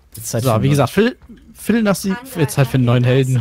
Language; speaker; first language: German; native; German